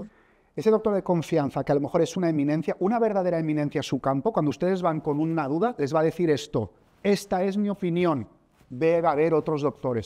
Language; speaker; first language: Spanish; native; Spanish